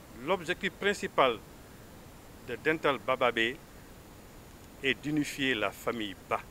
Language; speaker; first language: French; non-native, local second language; Fula